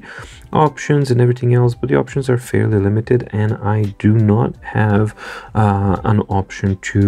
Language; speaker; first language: English; non-native, fluent; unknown